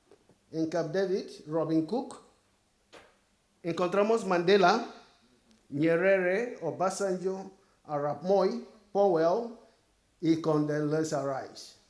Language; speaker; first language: Spanish; non-native, fluent; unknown